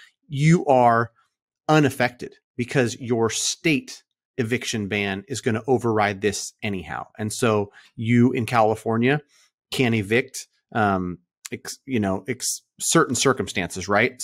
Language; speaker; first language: English; native; English